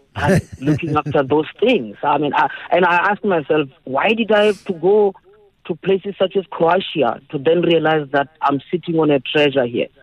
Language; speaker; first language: English; non-native, local second language; Northern Sotho